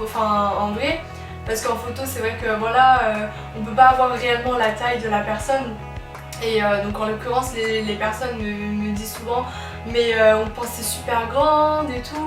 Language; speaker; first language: French; native; French